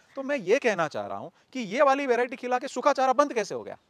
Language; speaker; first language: Hindi; non-native, local second language; Gujarati